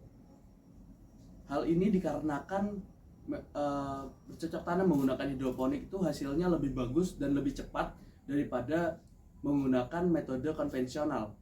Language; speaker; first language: Indonesian; non-native, local second language; Javanese